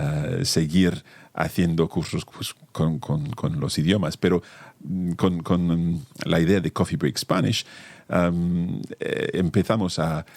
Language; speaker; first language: Spanish; non-native, fluent; English